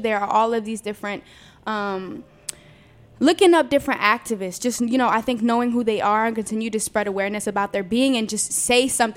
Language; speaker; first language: English; native; English